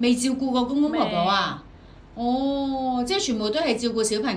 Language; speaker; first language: Cantonese; native; Cantonese